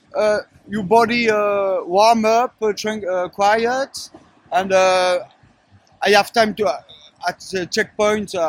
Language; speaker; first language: English; non-native, learner; French